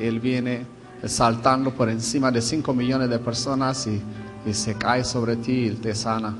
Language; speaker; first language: Spanish; non-native, fluent; Hebrew